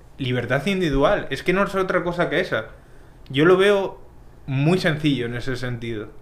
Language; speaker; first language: Spanish; native; Spanish